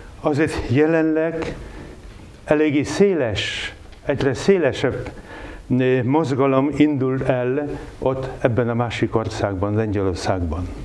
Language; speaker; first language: Hungarian; non-native, fluent; Polish